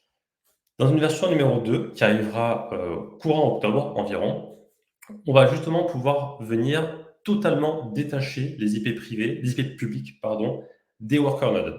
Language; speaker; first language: French; native; French